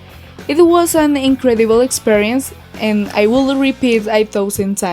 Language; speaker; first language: English; non-native, learner; Spanish